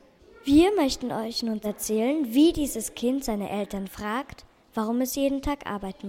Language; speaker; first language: German; native; German